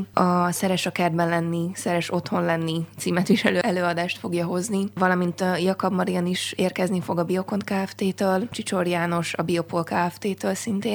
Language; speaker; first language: Hungarian; native; Hungarian